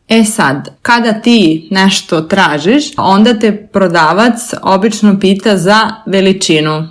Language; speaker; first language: Serbian; native; Serbian